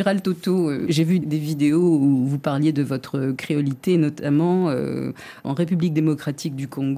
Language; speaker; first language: French; native; French